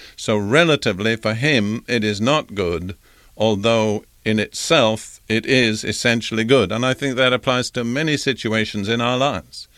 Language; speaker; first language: English; native; English